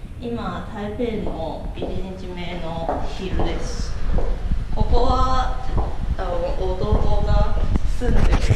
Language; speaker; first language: Japanese; non-native, fluent; Chinese